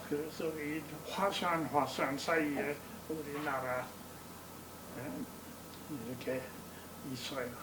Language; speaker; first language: Korean; non-native, learner; English